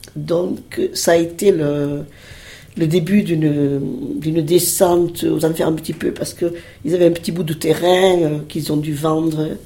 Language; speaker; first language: French; early bilingual, other home language; Spanish